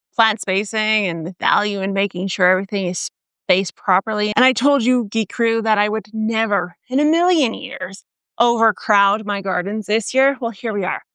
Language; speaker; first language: English; native; English